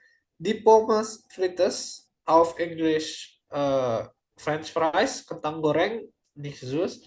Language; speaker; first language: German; non-native, learner; Indonesian